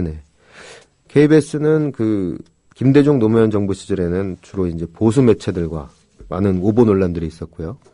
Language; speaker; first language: Korean; native; Korean